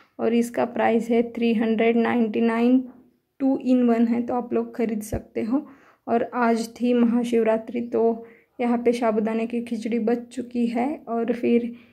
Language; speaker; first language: Hindi; non-native, local second language; Marathi